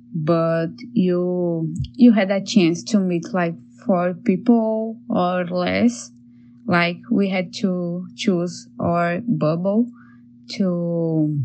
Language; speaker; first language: English; non-native, learner; Portuguese